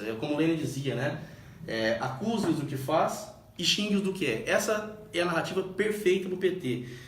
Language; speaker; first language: Portuguese; native; Portuguese